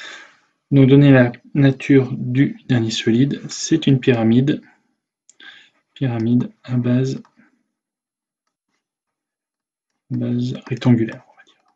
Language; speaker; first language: French; native; French